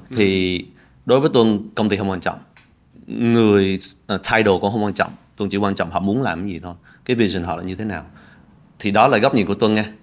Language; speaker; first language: Vietnamese; early bilingual, heritage; Vietnamese